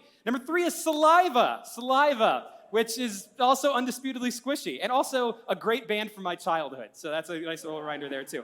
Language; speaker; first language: English; native; English